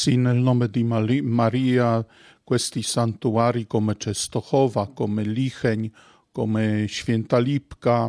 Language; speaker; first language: Italian; non-native, fluent; Polish